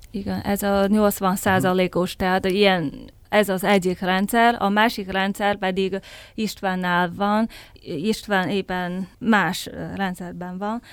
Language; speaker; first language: Hungarian; non-native, fluent; Chinese